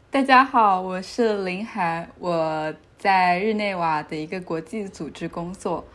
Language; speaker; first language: Chinese; native; Chinese